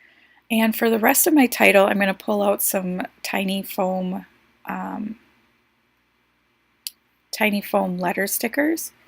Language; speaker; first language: English; native; English